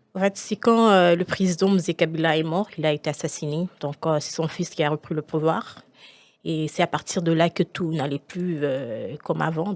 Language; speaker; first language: French; non-native, local second language; Lingala